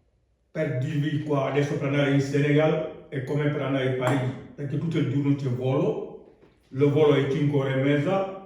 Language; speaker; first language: Italian; non-native, learner; Wolof